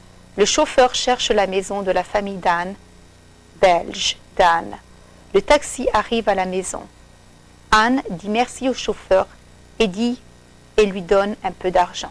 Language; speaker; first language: French; non-native, fluent; English